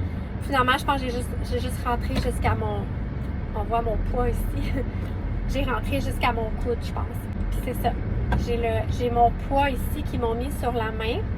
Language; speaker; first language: French; native; French